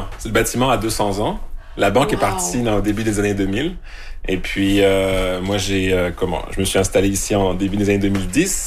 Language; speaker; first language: French; native; French